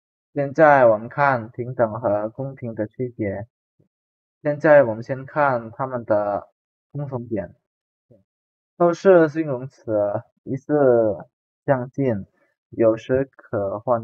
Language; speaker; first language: Chinese; non-native, fluent; Indonesian